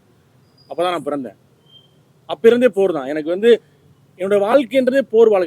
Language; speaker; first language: Tamil; native; Tamil